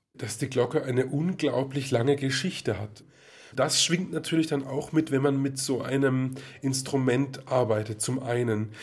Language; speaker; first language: German; native; German